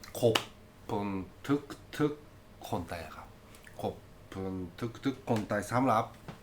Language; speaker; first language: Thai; non-native, learner; Japanese